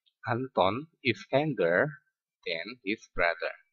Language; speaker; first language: English; non-native, fluent; Indonesian